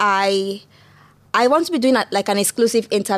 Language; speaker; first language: English; non-native, local second language; Igbo